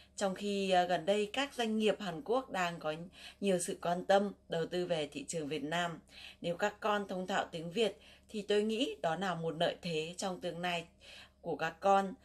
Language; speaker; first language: Vietnamese; native; Vietnamese